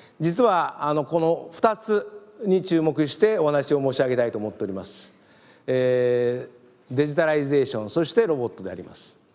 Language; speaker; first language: Japanese; native; Japanese